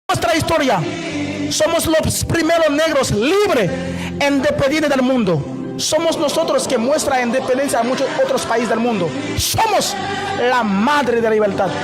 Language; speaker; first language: Spanish; non-native, learner; Haitian Creole